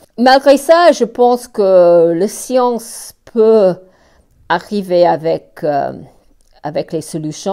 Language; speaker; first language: French; non-native, fluent; English